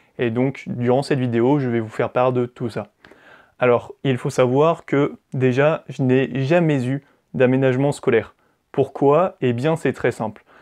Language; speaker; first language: French; native; French